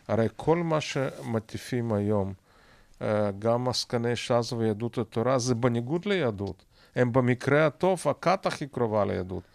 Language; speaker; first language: Hebrew; non-native, fluent; Russian